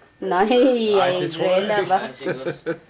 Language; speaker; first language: Danish; non-native, learner; Filipino